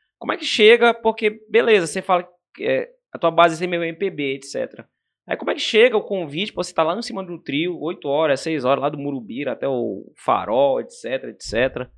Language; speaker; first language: Portuguese; native; Portuguese